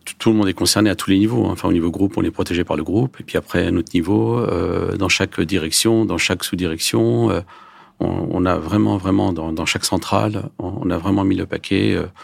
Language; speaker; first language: French; early bilingual, other home language; Turkish